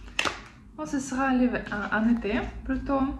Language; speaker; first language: French; non-native, fluent; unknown